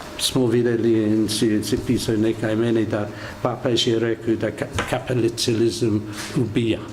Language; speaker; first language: Slovenian; non-native, fluent; English